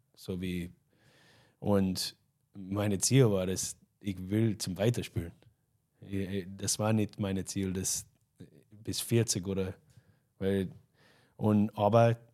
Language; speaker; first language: German; non-native, fluent; English